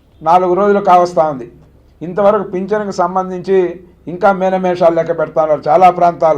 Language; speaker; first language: Telugu; native; Telugu